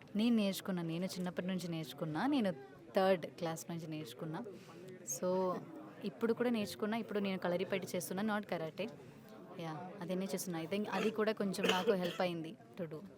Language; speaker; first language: Telugu; non-native, learner; Malayalam